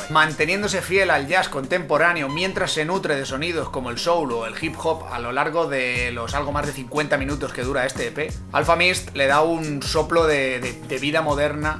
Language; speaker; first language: Spanish; native; Spanish